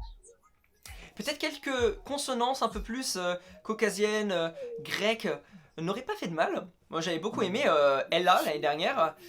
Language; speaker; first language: French; native; French